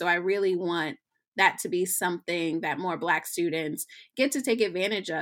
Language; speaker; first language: English; native; English